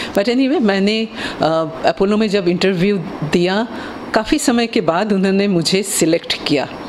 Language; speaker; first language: Hindi; non-native, local second language; Bangla